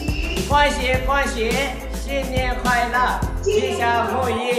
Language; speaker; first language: Chinese; non-native, learner; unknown